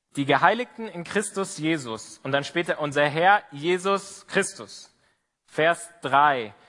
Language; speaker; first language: German; native; German